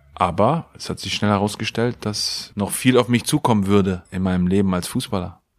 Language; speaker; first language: German; native; German